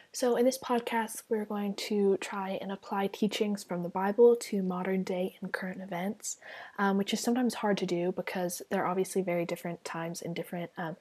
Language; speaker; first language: English; native; English